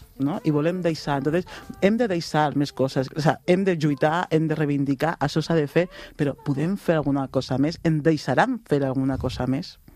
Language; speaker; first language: Catalan; non-native, local second language; Spanish